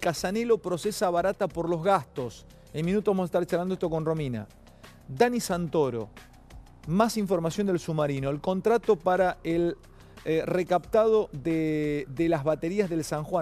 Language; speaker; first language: Spanish; native; Spanish